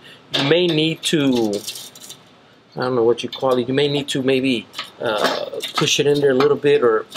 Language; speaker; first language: English; native; English